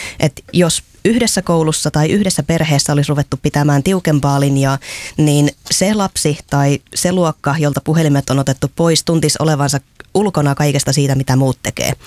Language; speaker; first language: Finnish; native; Finnish